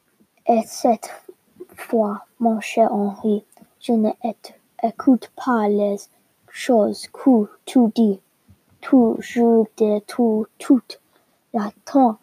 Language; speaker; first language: French; non-native, learner; English